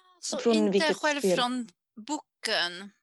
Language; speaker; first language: Swedish; non-native, learner; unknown